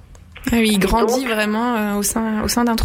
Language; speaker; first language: French; native; French